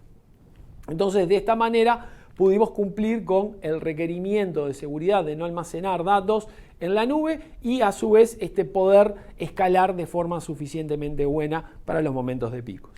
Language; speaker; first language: Spanish; native; Spanish